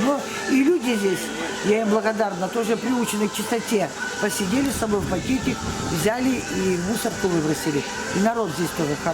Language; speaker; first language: Russian; native; Russian